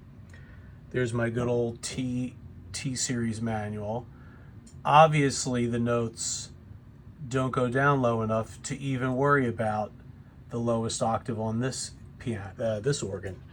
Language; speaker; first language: English; native; English